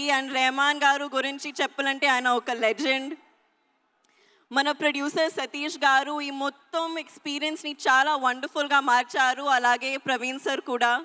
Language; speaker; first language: Telugu; non-native, learner; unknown